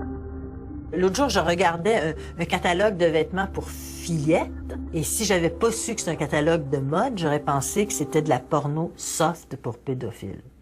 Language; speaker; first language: French; native; French